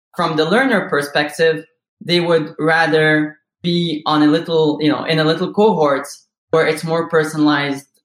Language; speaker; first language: English; non-native, fluent; Arabic